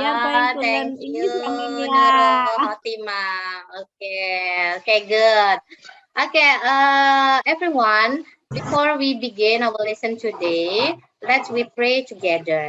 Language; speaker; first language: English; non-native, fluent; Indonesian